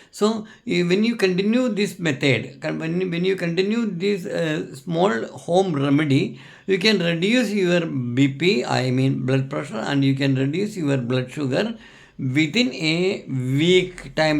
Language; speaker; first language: English; non-native, local second language; Malayalam